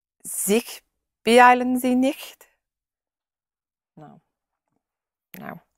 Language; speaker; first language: German; non-native, learner; English